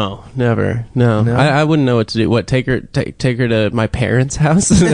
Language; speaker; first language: English; native; English